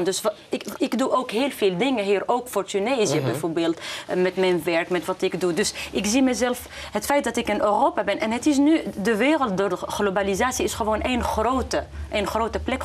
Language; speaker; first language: Dutch; non-native, fluent; Arabic